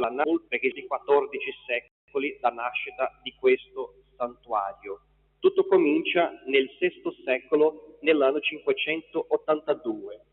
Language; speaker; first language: Italian; non-native, fluent; Portuguese